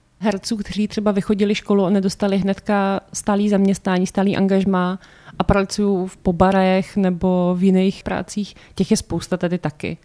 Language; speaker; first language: Czech; native; Czech